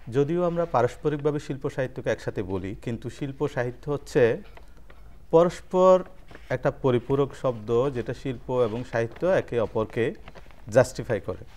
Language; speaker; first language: Bangla; native; Bangla